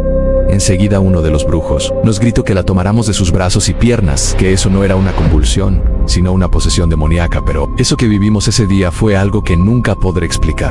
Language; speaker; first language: Spanish; native; Spanish